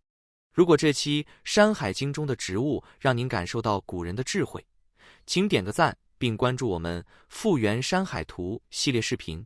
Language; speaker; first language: Chinese; native; Chinese